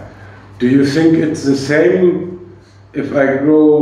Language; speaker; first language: English; non-native, fluent; German